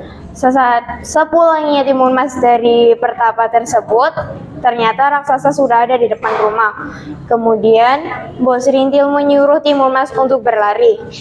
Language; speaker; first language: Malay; non-native, local second language; Javanese